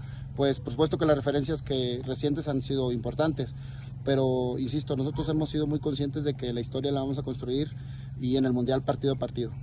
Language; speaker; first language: Spanish; native; Spanish